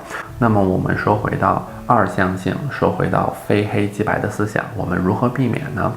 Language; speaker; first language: Chinese; native; Chinese